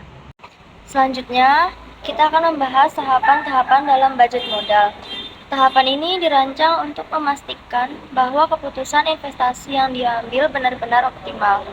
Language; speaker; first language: Indonesian; native; Indonesian